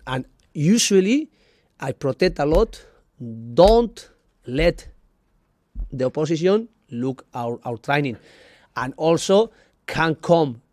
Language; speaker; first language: English; non-native, learner; Spanish